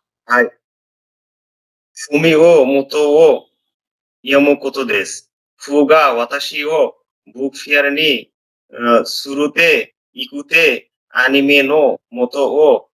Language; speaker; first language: Japanese; non-native, learner; Bangla